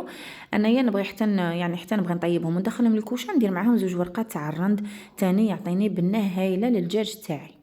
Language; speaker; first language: Arabic; native; Arabic